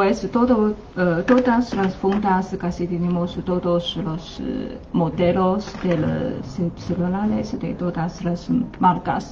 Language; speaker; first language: Spanish; non-native, learner; Chinese